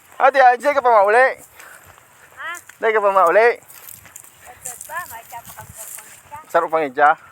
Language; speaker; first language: Filipino; non-native, local second language; Bikol